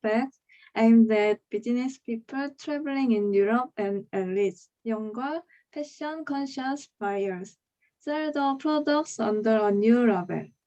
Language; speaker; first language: English; non-native, learner; Korean